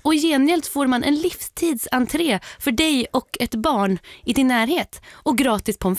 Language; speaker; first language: Swedish; native; Swedish